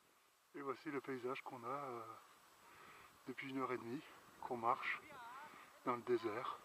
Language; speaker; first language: French; native; French